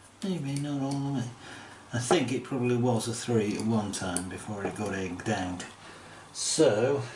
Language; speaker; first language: English; native; English